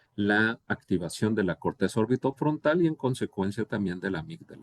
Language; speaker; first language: Spanish; native; Spanish